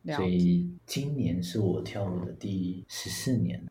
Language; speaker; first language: Chinese; native; Chinese